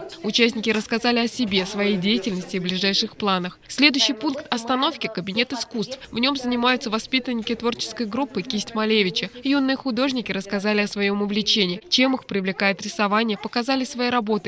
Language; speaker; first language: Russian; native; Russian